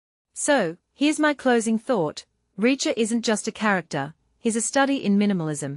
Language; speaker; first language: English; native; English